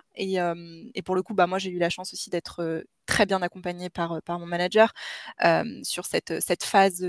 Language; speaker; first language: French; native; French